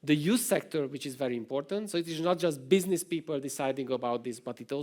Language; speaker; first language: English; non-native, fluent; Romanian